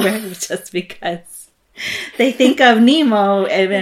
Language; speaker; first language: English; non-native, local second language; Filipino